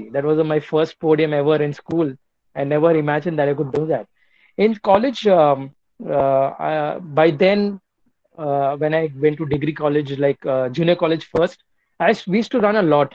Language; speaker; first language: English; non-native, local second language; Telugu